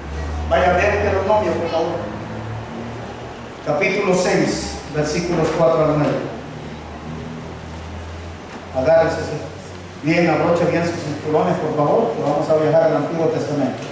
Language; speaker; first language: Spanish; native; Spanish